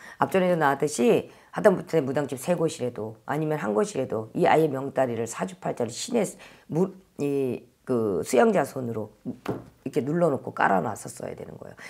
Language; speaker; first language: Korean; native; Korean